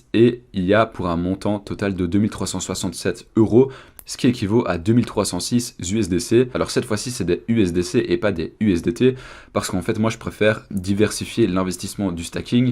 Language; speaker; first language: French; native; French